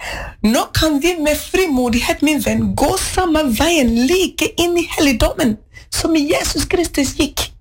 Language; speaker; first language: Norwegian; non-native, fluent; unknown